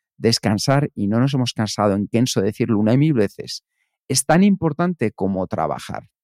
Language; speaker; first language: Spanish; native; Spanish